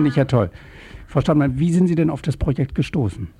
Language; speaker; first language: German; native; German